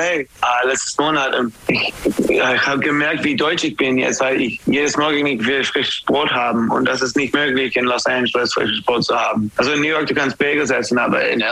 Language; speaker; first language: German; non-native, fluent; English